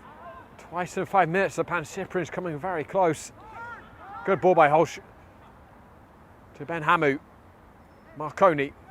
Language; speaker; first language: English; native; English